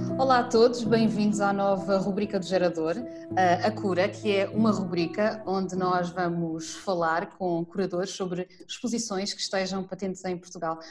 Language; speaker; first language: Portuguese; native; Portuguese